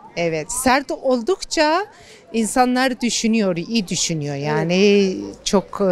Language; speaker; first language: Turkish; non-native, fluent; Persian